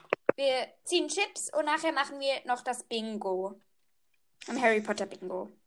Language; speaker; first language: German; native; German